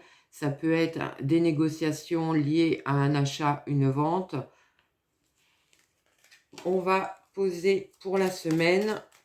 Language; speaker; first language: French; native; French